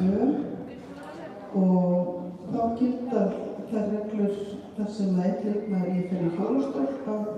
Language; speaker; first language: Icelandic; native; Icelandic